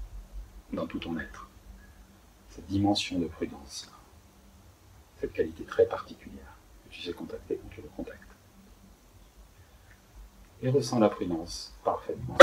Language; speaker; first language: French; native; French